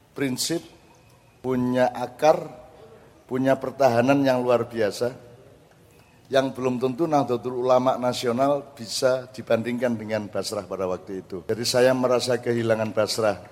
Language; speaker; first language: Indonesian; non-native, local second language; Madurese